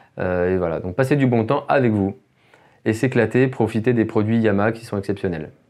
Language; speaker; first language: French; native; French